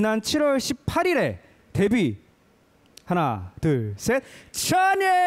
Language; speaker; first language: Korean; native; Korean